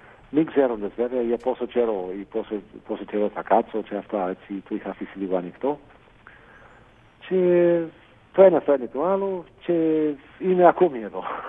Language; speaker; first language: Greek; non-native, fluent; English